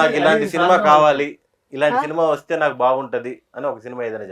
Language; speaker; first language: Telugu; native; Telugu